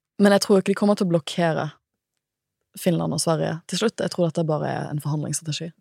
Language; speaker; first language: Norwegian; native; Norwegian